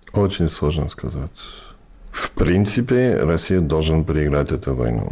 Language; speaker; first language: Russian; non-native, fluent; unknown